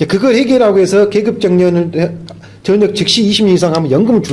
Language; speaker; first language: Korean; native; Korean